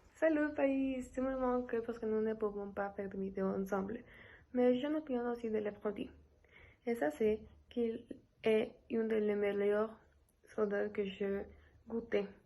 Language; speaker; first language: French; non-native, learner; Spanish